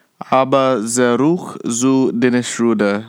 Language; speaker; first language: German; non-native, learner; English